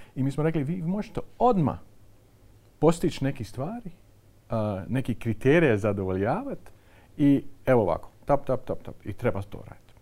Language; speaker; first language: Croatian; non-native, fluent; Dutch